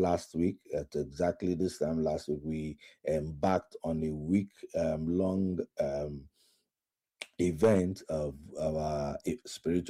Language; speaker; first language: English; non-native, local second language; Yoruba